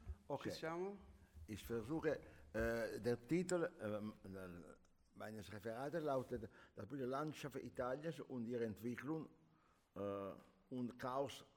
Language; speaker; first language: German; non-native, fluent; Italian